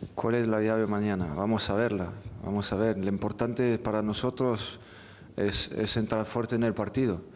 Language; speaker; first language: Spanish; non-native, fluent; French